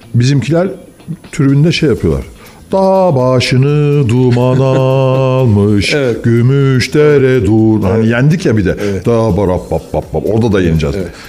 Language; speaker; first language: Turkish; native; Turkish